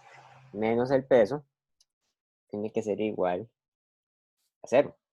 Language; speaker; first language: Spanish; native; Spanish